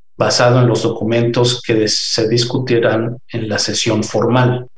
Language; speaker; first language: Spanish; native; Spanish